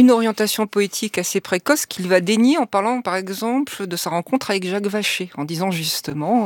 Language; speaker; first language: French; native; French